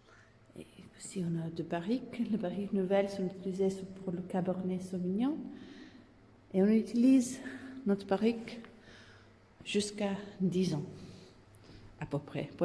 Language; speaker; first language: French; non-native, learner; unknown